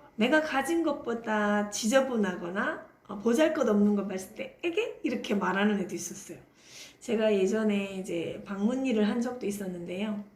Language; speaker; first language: Korean; native; Korean